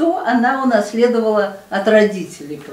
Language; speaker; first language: Russian; native; Russian